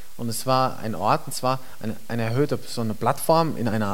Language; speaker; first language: German; native; German